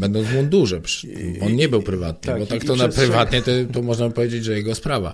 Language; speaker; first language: Polish; native; Polish